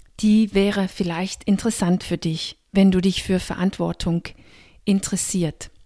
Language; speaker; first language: German; non-native, fluent; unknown